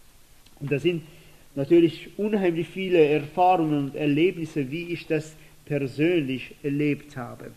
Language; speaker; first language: German; non-native, fluent; Persian